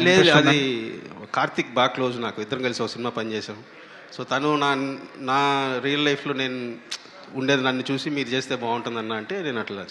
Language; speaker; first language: Telugu; native; Telugu